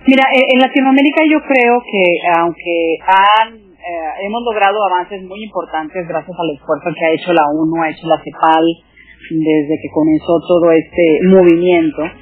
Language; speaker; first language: Spanish; native; Spanish